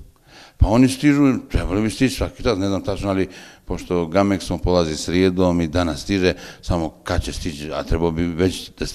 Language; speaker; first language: Croatian; native; Croatian